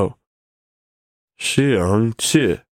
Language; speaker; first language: Chinese; non-native, learner; English